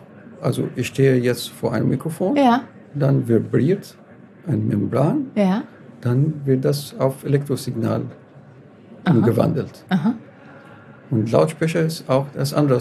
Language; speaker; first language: German; non-native, fluent; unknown